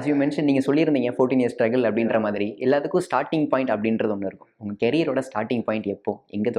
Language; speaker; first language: Tamil; native; Tamil